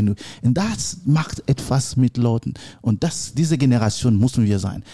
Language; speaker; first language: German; non-native, learner; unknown